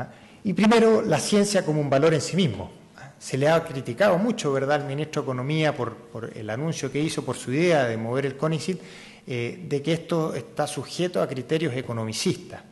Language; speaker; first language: Spanish; native; Spanish